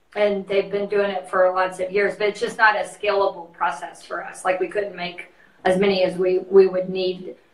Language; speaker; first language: English; native; English